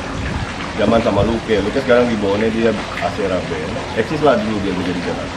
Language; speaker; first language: Indonesian; native; Indonesian